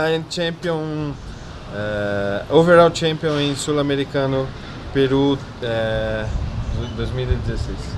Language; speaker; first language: English; non-native, learner; Portuguese